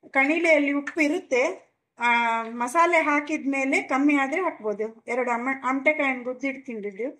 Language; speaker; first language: Kannada; non-native, local second language; Konkani